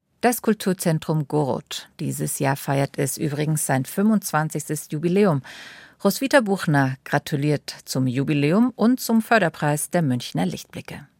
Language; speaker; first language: German; native; German